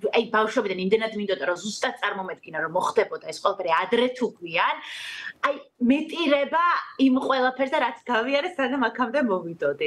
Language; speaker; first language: Georgian; native; Georgian